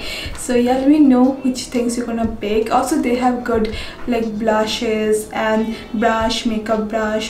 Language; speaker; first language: English; non-native, local second language; Bangla